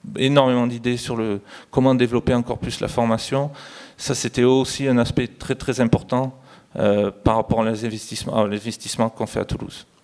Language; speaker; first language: French; native; French